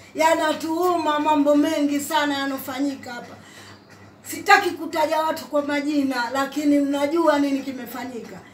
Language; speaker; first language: Swahili; native; Swahili